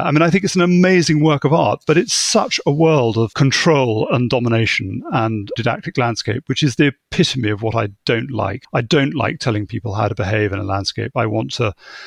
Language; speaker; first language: English; native; English